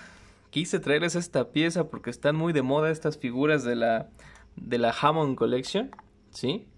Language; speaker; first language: Spanish; native; Spanish